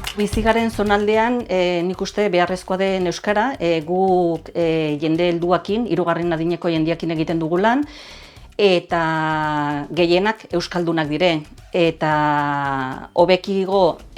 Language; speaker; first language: Basque; native; Basque